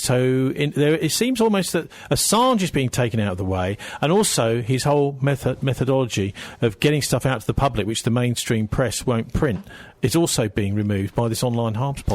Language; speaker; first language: English; native; English